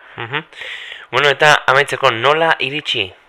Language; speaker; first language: Basque; native; Basque